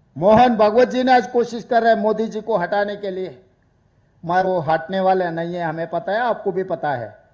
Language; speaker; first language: Hindi; non-native, local second language; Telugu